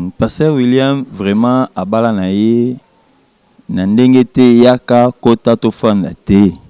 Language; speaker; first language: Lingala; native; Lingala